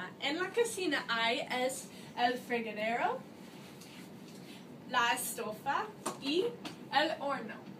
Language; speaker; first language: Spanish; non-native, learner; English